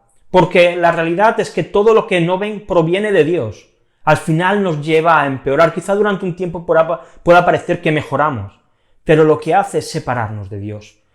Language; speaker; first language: Spanish; native; Spanish